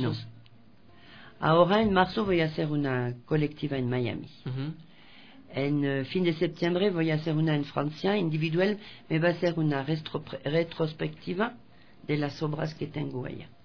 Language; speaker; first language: Spanish; non-native, fluent; French